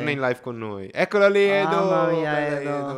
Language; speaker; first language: Italian; native; Italian